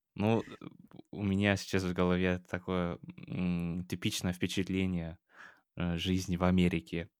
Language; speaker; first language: Russian; non-native, fluent; English